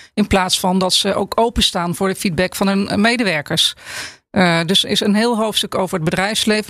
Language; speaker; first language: Dutch; native; Dutch